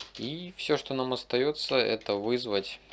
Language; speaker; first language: Russian; native; Russian